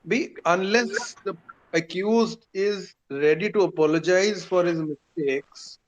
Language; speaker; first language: English; non-native, local second language; Punjabi